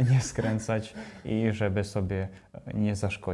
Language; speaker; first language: Polish; non-native, fluent; Ukrainian